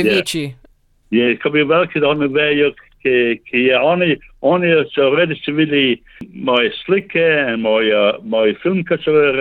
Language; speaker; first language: Slovenian; early bilingual, heritage; Slovenian